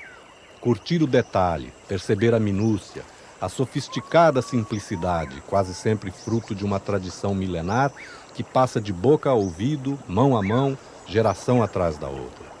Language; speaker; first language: Portuguese; native; Portuguese